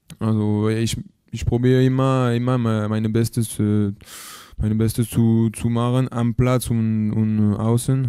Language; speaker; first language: German; non-native, learner; French